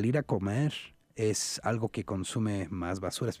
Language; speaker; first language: Spanish; native; Spanish